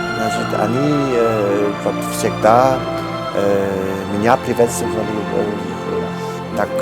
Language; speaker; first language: Russian; non-native, learner; Polish